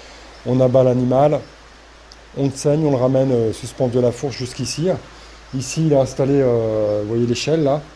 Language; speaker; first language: French; native; French